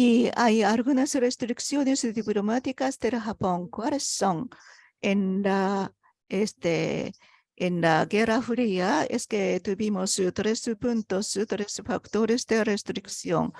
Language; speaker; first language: Spanish; non-native, fluent; Japanese